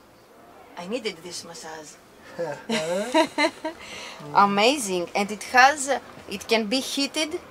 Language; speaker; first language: English; non-native, fluent; Greek